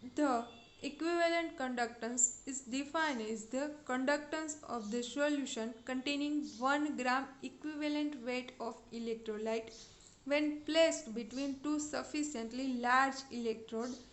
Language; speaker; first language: English; non-native, local second language; Gujarati